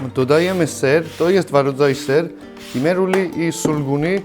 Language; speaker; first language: Polish; non-native, fluent; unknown